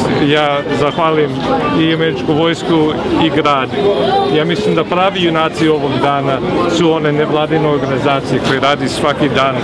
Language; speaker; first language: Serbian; non-native, fluent; English